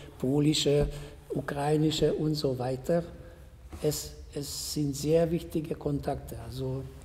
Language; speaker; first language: German; non-native, local second language; Hungarian